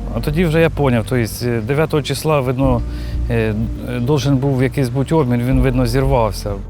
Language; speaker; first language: Ukrainian; native; Ukrainian